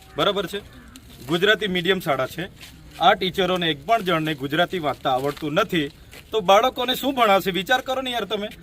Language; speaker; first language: Gujarati; native; Gujarati